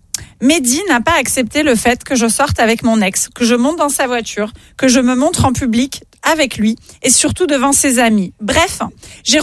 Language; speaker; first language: French; non-native, local second language; Arabic